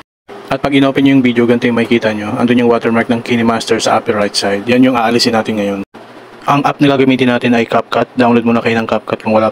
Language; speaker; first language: Filipino; native; Filipino